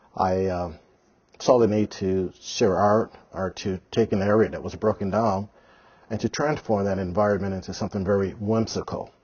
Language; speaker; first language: English; native; English